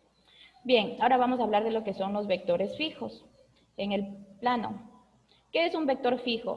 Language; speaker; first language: Spanish; native; Spanish